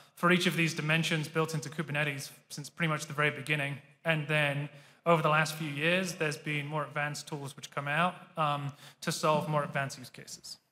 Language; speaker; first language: English; native; English